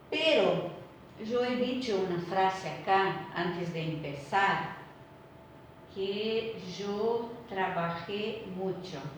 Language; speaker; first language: Spanish; non-native, fluent; Portuguese